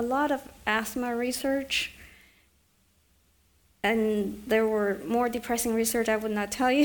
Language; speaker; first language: English; non-native, fluent; Chinese